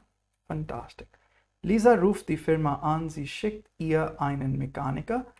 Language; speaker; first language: German; non-native, fluent; English